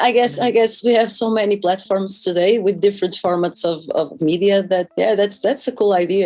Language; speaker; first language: English; non-native, fluent; Portuguese